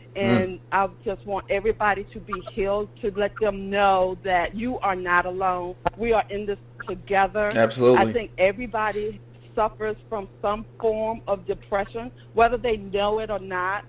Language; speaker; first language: English; native; English